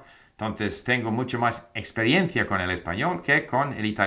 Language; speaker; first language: Spanish; non-native, fluent; English